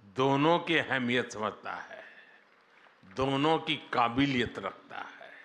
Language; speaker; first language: Hindi; non-native, local second language; Gujarati